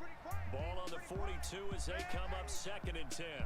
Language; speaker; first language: English; native; English